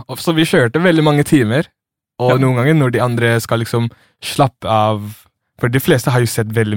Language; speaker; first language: Norwegian; early bilingual, other home language; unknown